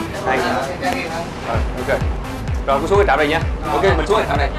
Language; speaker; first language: Vietnamese; native; Vietnamese